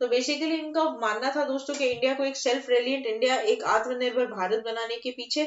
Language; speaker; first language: Hindi; native; Hindi